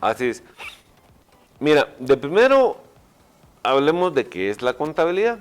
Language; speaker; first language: Spanish; native; Spanish